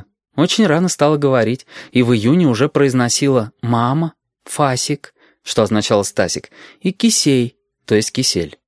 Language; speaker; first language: Russian; native; Russian